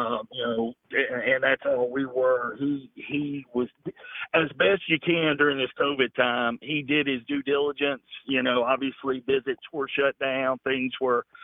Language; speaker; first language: English; native; English